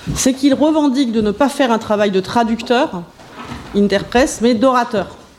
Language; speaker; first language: French; native; French